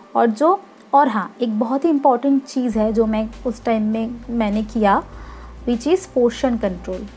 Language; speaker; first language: Hindi; non-native, local second language; Bangla